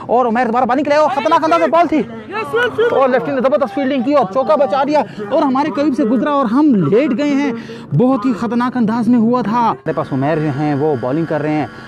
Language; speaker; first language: Urdu; non-native, local second language; Pashto